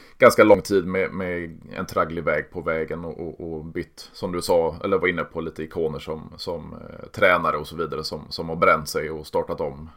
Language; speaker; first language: Swedish; native; Swedish